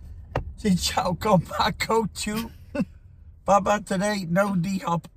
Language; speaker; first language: Vietnamese; non-native, learner; English